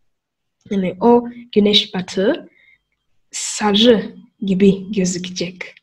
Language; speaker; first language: Turkish; non-native, learner; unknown